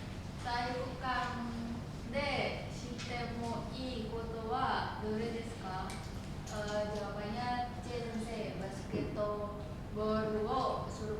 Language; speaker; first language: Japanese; non-native, learner; Indonesian